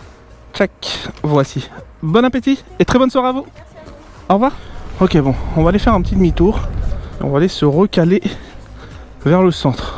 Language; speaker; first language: French; native; French